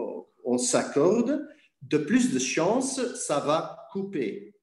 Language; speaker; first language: French; non-native, fluent; Dutch